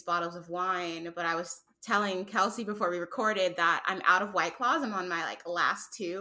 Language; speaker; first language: English; native; English